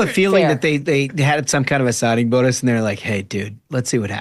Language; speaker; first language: English; native; English